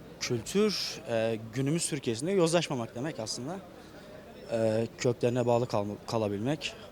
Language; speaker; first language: Turkish; native; Turkish